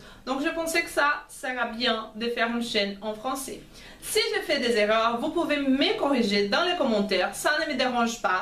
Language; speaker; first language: French; non-native, fluent; Portuguese